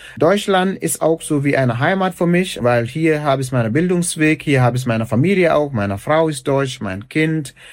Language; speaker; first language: German; non-native, fluent; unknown